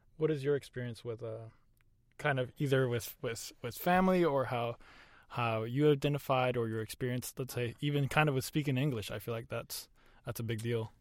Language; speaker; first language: English; early bilingual, other home language; Spanish